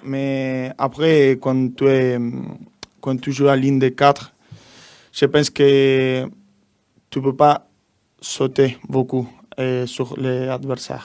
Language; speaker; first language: French; non-native, learner; Spanish